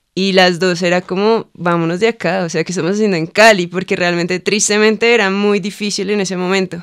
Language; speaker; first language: Spanish; native; Spanish